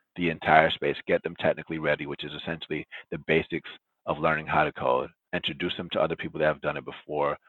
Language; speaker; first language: English; early bilingual, other home language; Spanish